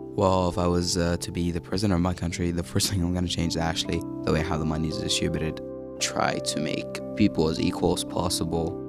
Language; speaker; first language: English; early bilingual, other home language; Arabic